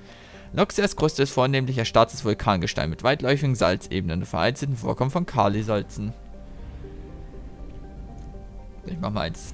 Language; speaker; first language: German; native; German